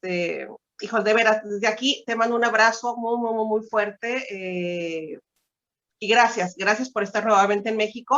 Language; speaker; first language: Spanish; native; Spanish